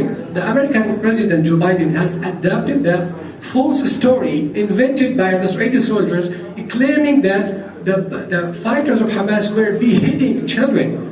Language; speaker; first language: English; non-native, fluent; Arabic